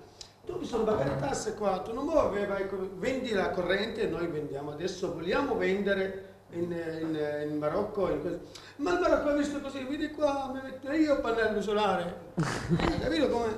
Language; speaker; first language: Italian; non-native, learner; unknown